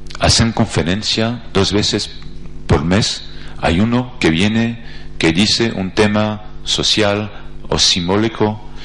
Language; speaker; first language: Spanish; non-native, fluent; French